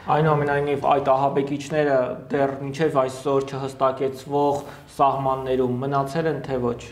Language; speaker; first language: Armenian; native; Armenian